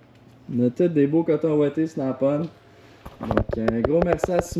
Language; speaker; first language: French; native; French